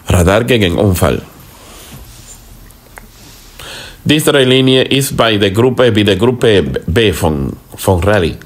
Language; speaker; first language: German; non-native, learner; Spanish